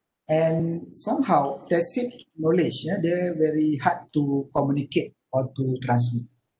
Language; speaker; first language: English; non-native, local second language; Malay